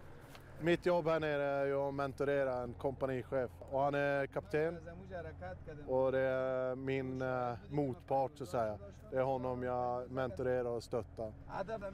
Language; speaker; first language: Swedish; native; Swedish